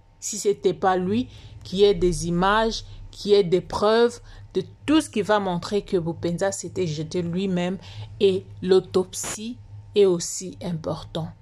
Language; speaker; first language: French; non-native, local second language; Lingala